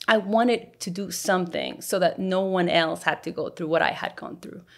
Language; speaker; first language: English; native; English